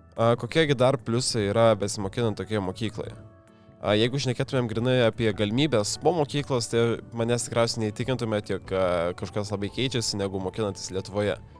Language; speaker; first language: Lithuanian; native; Lithuanian